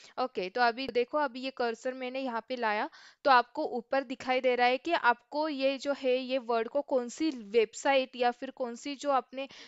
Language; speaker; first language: Hindi; non-native, local second language; Marathi